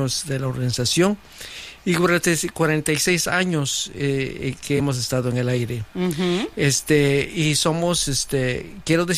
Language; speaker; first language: Spanish; native; Spanish